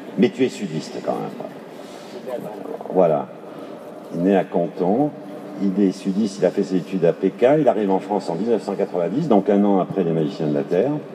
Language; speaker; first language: French; native; French